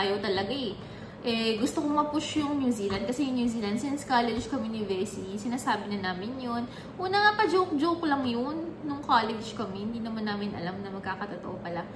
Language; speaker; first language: Filipino; native; Filipino